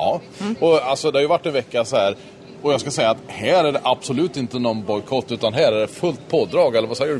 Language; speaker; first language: Swedish; native; Swedish